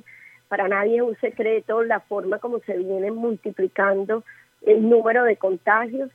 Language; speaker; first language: Spanish; native; Spanish